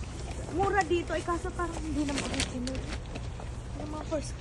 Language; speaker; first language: Filipino; native; Filipino